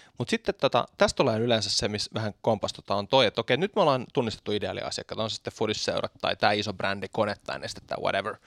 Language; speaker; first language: Finnish; native; Finnish